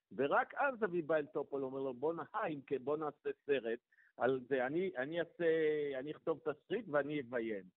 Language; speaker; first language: Hebrew; native; Hebrew